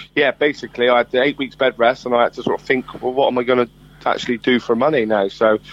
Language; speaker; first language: English; native; English